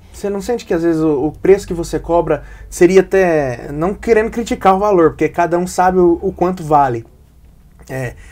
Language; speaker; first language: Portuguese; native; Portuguese